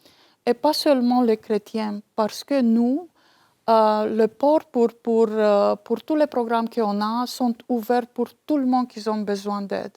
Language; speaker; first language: French; non-native, fluent; Romanian